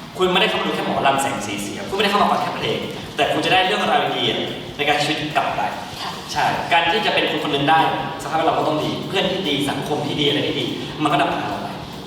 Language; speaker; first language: Thai; native; Thai